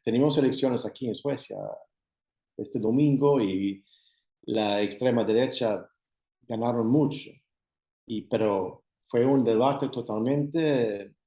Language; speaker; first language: Spanish; non-native, fluent; Swedish